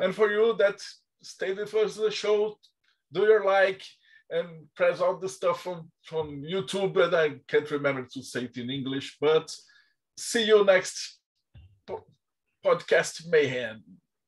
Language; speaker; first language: English; non-native, fluent; Portuguese